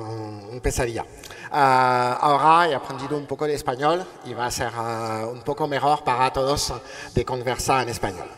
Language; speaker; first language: Spanish; non-native, learner; French